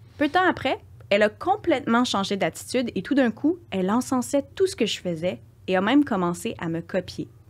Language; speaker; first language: French; native; French